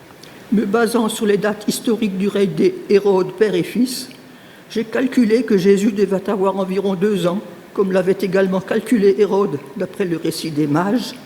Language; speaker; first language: French; native; French